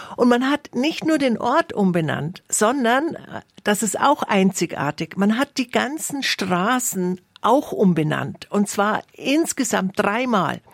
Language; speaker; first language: German; native; German